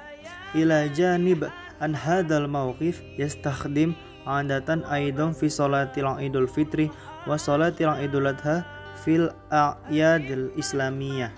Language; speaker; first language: Arabic; non-native, learner; Indonesian